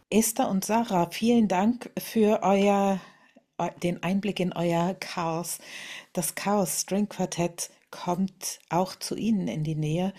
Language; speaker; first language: German; native; German